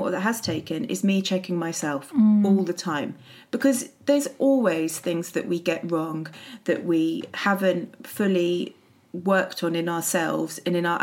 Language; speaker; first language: English; native; English